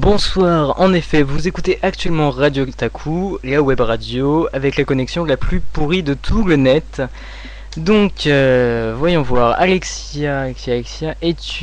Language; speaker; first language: French; native; French